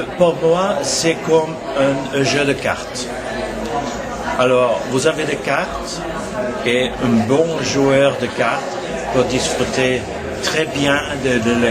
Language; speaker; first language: French; non-native, learner; Norwegian